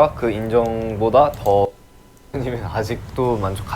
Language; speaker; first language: Korean; early bilingual, heritage; English